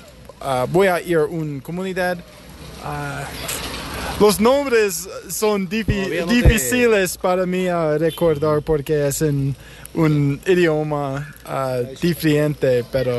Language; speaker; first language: Spanish; non-native, learner; English